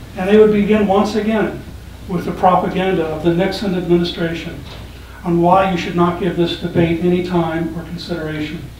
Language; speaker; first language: English; native; English